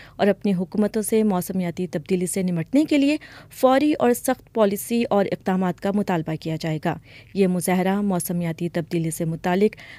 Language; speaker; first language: Urdu; native; Urdu